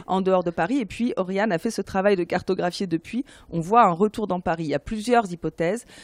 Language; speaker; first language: French; native; French